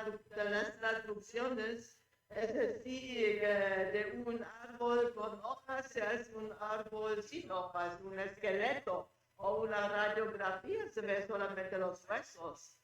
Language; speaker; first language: Spanish; non-native, fluent; German